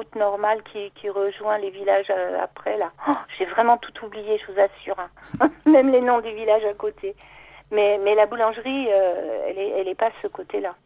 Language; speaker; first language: French; native; French